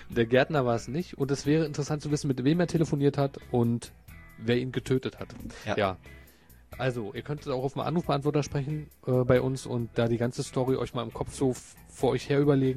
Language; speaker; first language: German; native; German